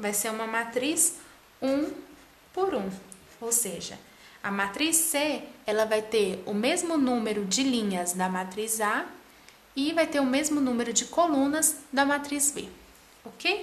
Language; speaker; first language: Portuguese; native; Portuguese